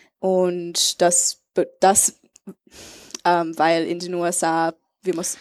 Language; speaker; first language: German; non-native, learner; English